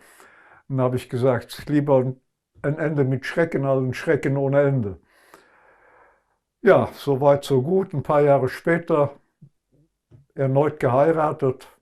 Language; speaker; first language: German; non-native, local second language; Luxembourgish